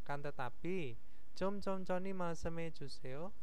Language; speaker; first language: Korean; non-native, fluent; Indonesian